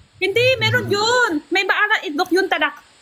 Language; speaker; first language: Filipino; non-native, learner; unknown